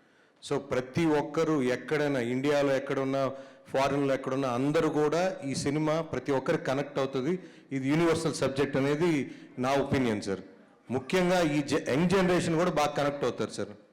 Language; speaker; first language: Telugu; native; Telugu